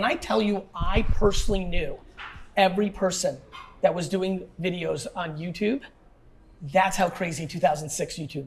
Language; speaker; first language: English; early bilingual, other home language; Russian